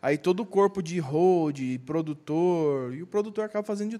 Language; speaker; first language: Portuguese; native; Portuguese